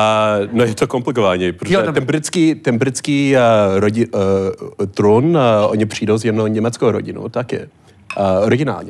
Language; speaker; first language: Czech; non-native, learner; English